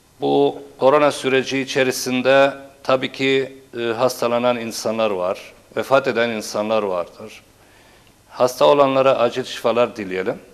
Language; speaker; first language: Turkish; non-native, local second language; Turoyo